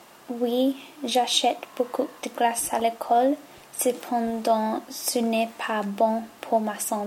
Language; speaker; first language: French; non-native, learner; English